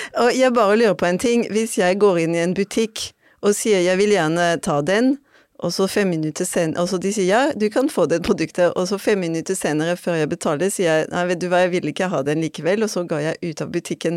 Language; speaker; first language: Norwegian; non-native, fluent; French